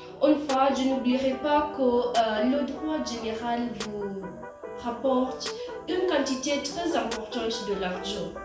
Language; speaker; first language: French; non-native, fluent; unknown